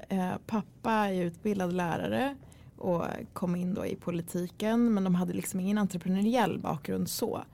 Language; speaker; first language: Swedish; early bilingual, other home language; Kurdish